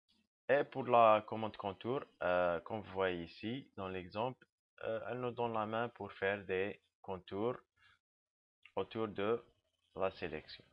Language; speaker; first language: French; non-native, local second language; Arabic